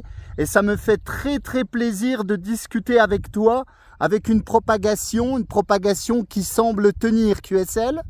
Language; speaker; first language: French; native; French